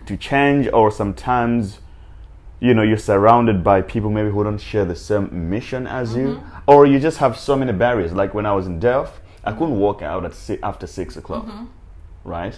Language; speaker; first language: English; non-native, local second language; Nyanja